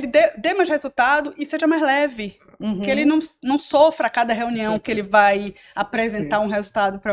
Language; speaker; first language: Portuguese; native; Portuguese